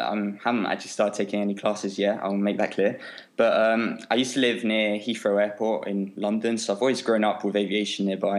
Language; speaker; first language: English; native; English